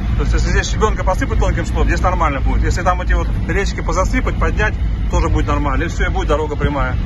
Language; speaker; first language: Russian; native; Russian